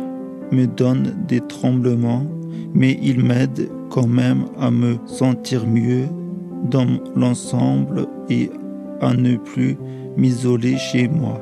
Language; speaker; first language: French; early bilingual, other home language; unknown